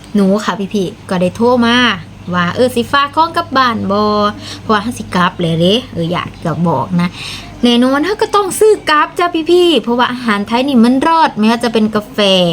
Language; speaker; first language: Thai; non-native, local second language; Lao